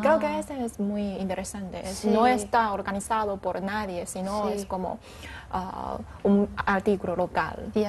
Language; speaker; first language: Spanish; non-native, learner; Chinese